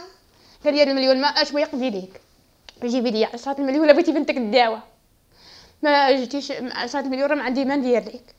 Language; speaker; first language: Arabic; native; Arabic